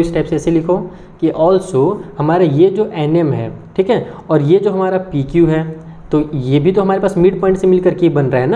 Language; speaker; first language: Hindi; native; Hindi